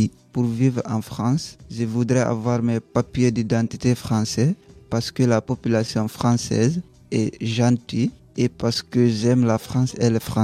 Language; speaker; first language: French; non-native, learner; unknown